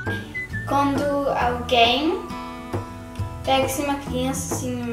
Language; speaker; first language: Portuguese; early bilingual, heritage; Portuguese